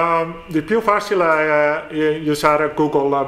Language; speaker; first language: Italian; non-native, learner; Dutch